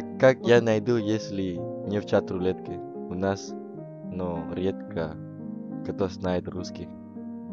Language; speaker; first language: Russian; non-native, learner; Indonesian